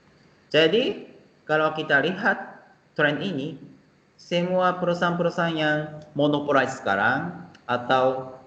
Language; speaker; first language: Indonesian; non-native, fluent; Japanese